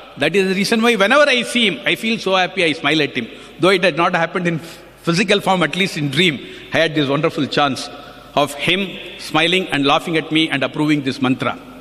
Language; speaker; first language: English; non-native, local second language; Tamil